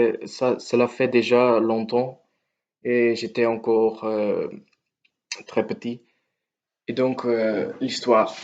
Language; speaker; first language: French; non-native, local second language; Dutch